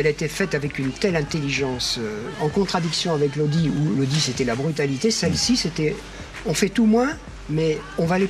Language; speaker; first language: French; native; French